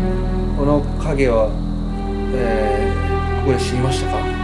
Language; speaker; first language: Japanese; non-native, learner; Filipino